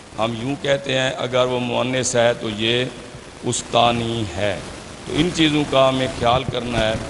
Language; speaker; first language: Urdu; non-native, local second language; Saraiki